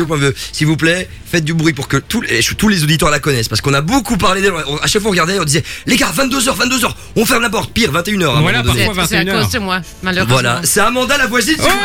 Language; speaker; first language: French; native; French